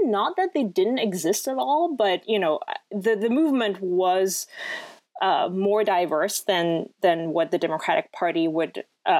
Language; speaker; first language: English; non-native, local second language; Cantonese